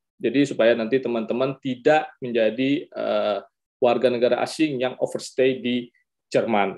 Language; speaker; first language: Indonesian; native; Indonesian